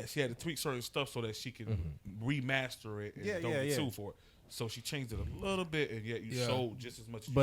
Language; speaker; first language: English; native; English